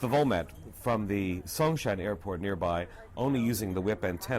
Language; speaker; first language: English; native; English